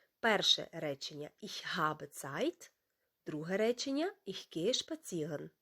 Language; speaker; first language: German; non-native, fluent; Ukrainian